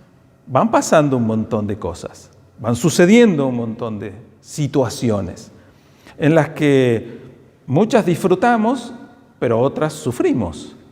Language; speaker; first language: Spanish; native; Spanish